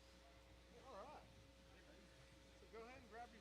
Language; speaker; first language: English; native; English